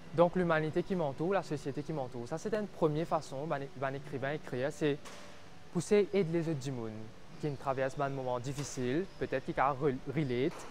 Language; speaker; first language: French; non-native, local second language; Morisyen